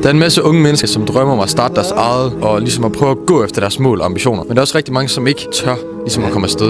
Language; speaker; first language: Danish; native; Danish